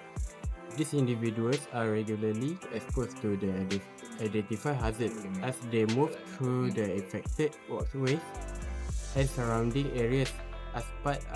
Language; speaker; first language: English; non-native, local second language; Malay